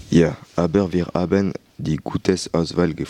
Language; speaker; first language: German; non-native, learner; French